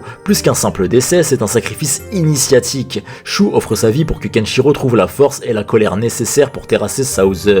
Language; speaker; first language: French; native; French